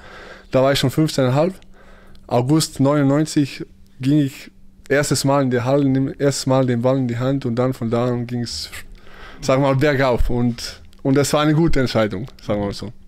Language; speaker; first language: German; early bilingual, other home language; Bosnian